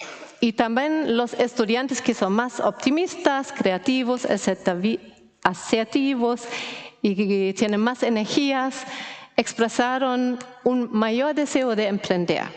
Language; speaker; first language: Spanish; non-native, fluent; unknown